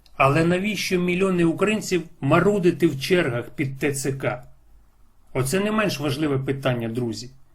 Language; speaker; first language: Ukrainian; non-native, local second language; Russian